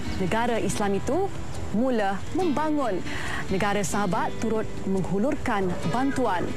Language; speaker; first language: Malay; native; Malay